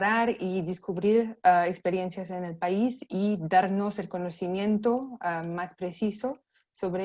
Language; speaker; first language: Spanish; non-native, fluent; French